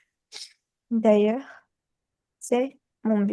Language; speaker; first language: French; early bilingual, other home language; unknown